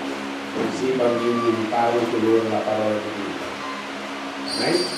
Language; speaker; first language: Italian; non-native, learner; Portuguese